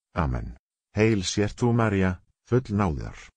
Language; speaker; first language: Icelandic; non-native, learner; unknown